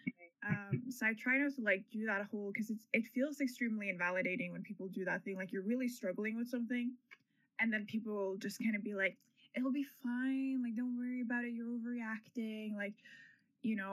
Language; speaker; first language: English; non-native, fluent; Norwegian